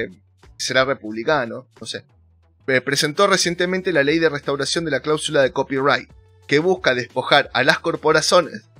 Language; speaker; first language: Spanish; native; Spanish